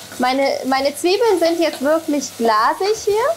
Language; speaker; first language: German; native; German